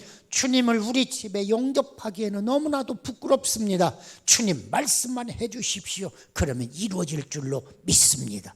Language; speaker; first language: Korean; native; Korean